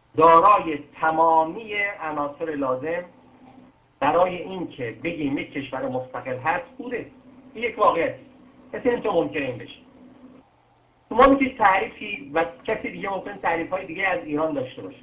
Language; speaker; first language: Persian; non-native, local second language; Arabic